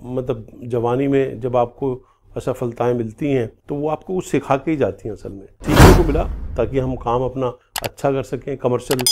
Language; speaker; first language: Hindi; native; Hindi